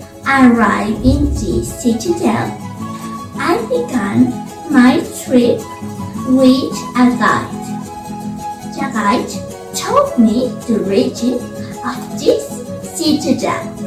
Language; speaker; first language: English; non-native, learner; Spanish